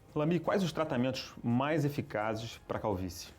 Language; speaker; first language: Portuguese; native; Portuguese